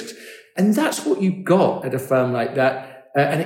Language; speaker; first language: English; native; English